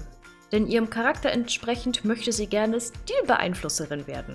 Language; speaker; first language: German; native; German